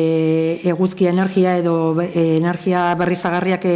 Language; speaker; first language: Basque; native; Basque